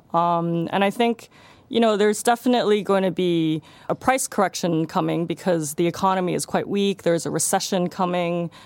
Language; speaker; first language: English; non-native, local second language; Cantonese